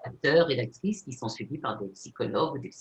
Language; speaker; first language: French; non-native, fluent; Spanish